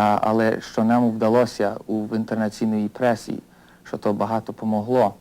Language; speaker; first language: Ukrainian; early bilingual, heritage; Ukrainian